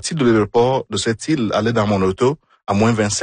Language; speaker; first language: French; non-native, fluent; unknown